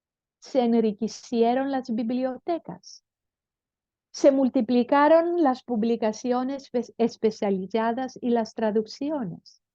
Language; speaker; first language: Spanish; non-native, fluent; Greek